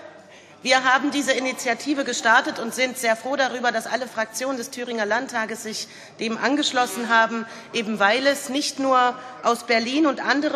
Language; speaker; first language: German; native; German